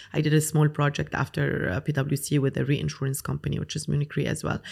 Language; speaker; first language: English; non-native, fluent; Arabic